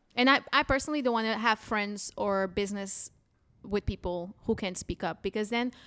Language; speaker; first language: English; non-native, fluent; Portuguese